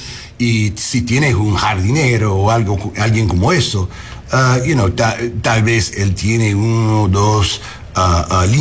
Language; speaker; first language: Spanish; non-native, learner; English